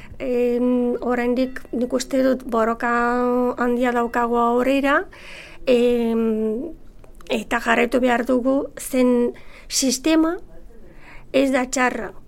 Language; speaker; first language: Basque; non-native, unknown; Bulgarian